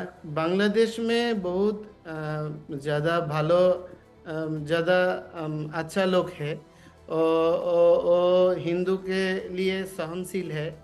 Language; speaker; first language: Hindi; non-native, learner; Bangla